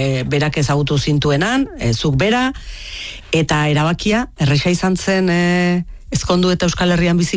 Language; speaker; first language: Basque; native; Basque